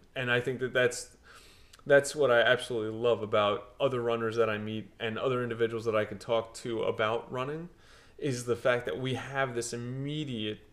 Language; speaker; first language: English; early bilingual, other home language; Portuguese